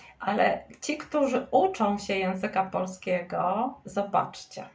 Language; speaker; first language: Polish; native; Polish